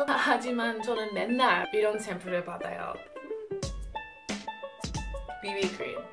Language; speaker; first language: Korean; non-native, fluent; English